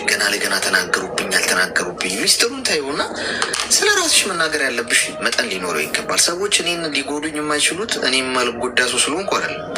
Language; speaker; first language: Amharic; native; Amharic